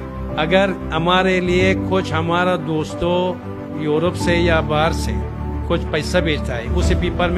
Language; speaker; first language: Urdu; non-native, learner; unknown